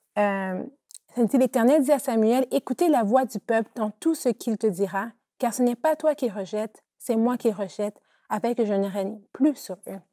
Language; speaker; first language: French; native; French